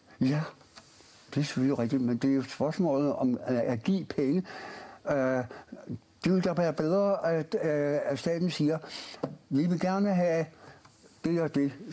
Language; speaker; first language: Danish; early bilingual, other home language; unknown